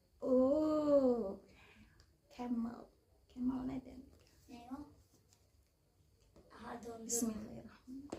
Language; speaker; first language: Turkish; non-native, learner; Indonesian